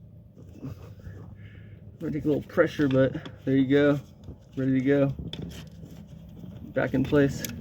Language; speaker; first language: English; native; English